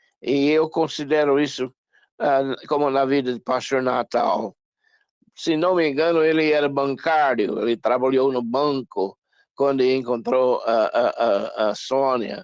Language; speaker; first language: Portuguese; non-native, fluent; English